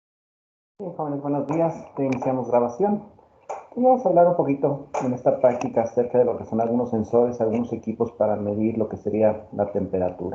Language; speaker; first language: Spanish; native; Spanish